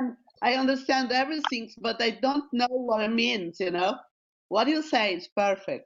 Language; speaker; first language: English; non-native, learner; Portuguese